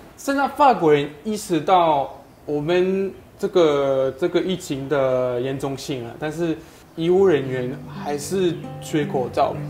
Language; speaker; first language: Chinese; non-native, fluent; French